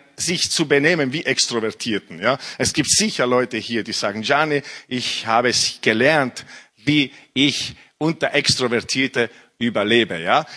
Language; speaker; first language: German; non-native, fluent; Italian